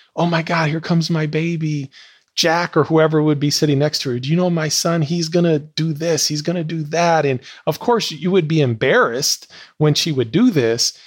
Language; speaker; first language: English; native; English